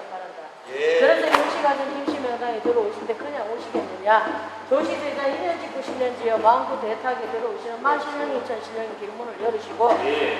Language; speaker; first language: Korean; native; Korean